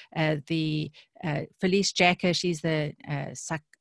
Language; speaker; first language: English; native; English